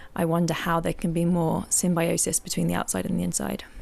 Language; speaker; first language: English; native; English